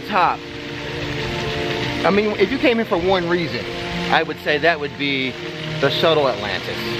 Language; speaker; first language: English; native; English